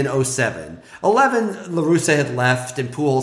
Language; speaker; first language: English; native; English